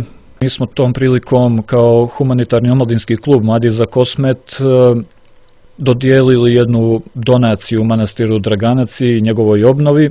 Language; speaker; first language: Croatian; native; Croatian